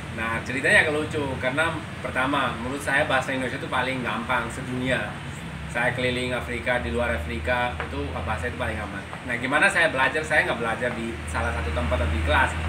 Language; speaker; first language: Indonesian; non-native, fluent; Urdu